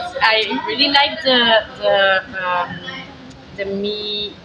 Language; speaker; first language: English; non-native, fluent; Dutch